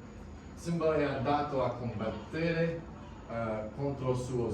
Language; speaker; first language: Italian; non-native, learner; English